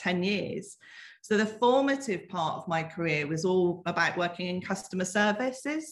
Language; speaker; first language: English; native; English